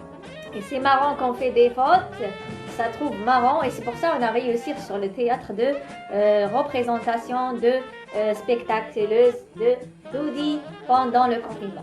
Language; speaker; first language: French; non-native, local second language; Arabic